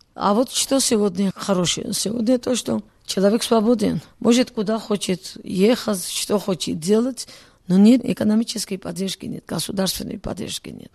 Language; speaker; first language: Russian; non-native, local second language; Georgian